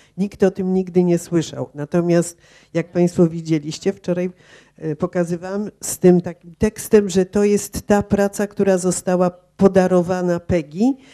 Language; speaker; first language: Polish; native; Polish